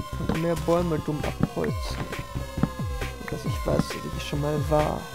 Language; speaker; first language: German; native; German